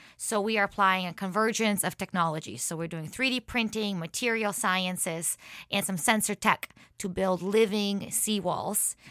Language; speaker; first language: English; early bilingual, other home language; Hebrew